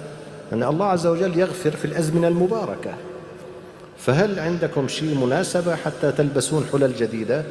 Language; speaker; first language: Arabic; native; Arabic